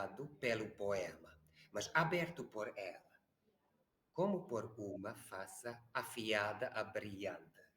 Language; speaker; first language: Portuguese; non-native, learner; Hungarian